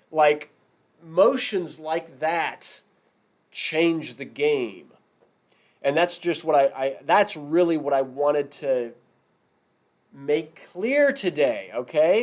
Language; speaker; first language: English; native; English